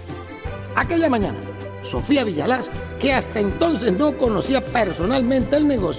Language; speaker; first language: Spanish; native; Spanish